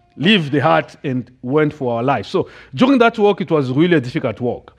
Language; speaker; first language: English; non-native, fluent; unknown